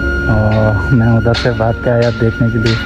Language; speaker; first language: Hindi; non-native, learner; Bangla